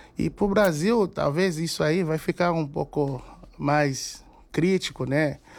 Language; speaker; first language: Portuguese; non-native, fluent; Haitian Creole